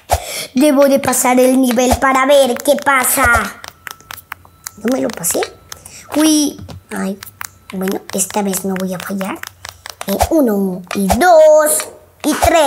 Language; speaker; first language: Spanish; native; Spanish